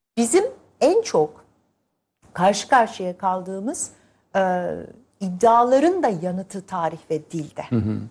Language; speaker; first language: Turkish; native; Turkish